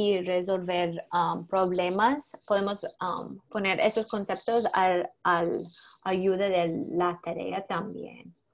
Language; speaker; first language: Spanish; non-native, learner; English